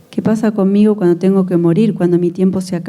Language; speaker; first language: Spanish; native; Spanish